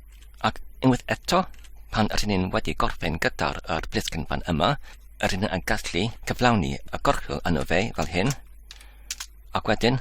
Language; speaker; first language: Welsh; non-native, learner; English